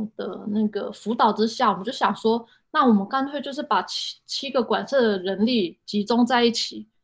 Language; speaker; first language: Chinese; native; Chinese